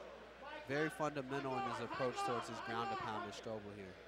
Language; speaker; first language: English; native; English